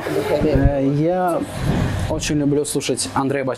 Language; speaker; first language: Russian; non-native, fluent; Azerbaijani